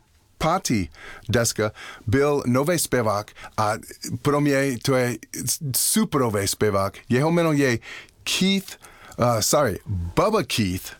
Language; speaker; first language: Czech; non-native, learner; English